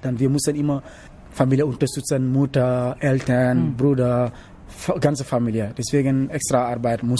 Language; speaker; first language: German; non-native, learner; Wolof